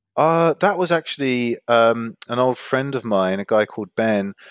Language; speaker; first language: English; native; English